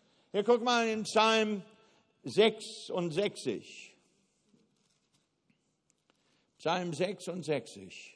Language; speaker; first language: German; non-native, fluent; English